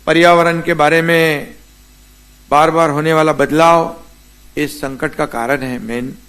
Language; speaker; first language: Hindi; non-native, local second language; Marathi